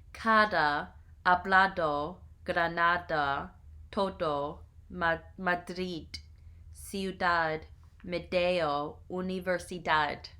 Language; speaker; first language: Spanish; non-native, learner; English